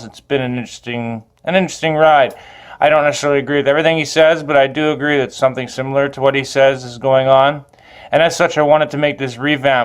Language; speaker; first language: English; native; English